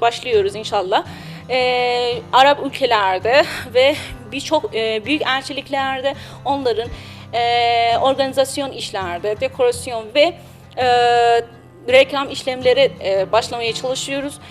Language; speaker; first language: Turkish; non-native, learner; Persian